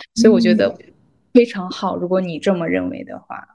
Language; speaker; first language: Chinese; non-native, local second language; Kazakh